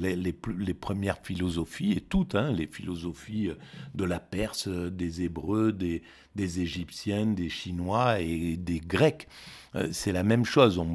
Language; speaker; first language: French; native; French